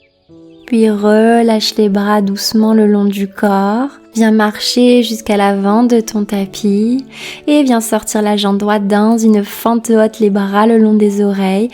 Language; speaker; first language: French; native; French